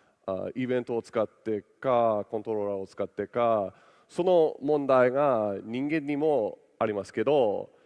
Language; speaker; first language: Japanese; non-native, local second language; English